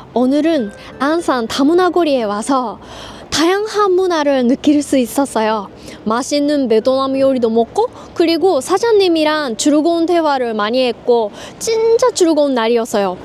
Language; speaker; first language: Korean; non-native, learner; Japanese